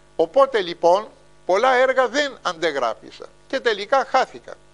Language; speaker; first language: Greek; native; Greek